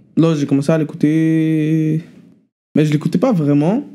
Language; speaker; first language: French; non-native, fluent; Arabic